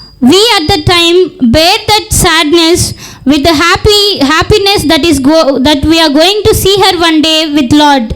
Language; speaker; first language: English; non-native, local second language; Telugu